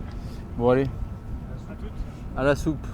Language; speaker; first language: French; native; French